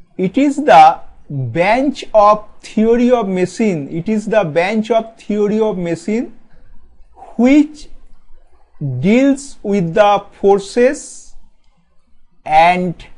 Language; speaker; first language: English; non-native, local second language; Bangla